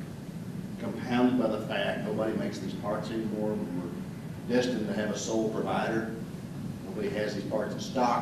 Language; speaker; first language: English; native; English